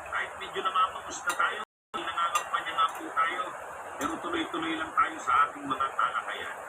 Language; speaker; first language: Filipino; non-native, local second language; Bikol